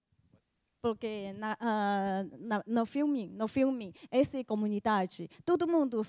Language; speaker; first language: Portuguese; non-native, learner; Chinese